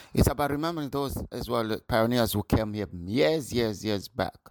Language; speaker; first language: English; non-native, local second language; North Ndebele